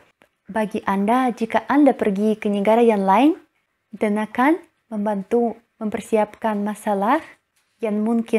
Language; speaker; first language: Indonesian; non-native, learner; Russian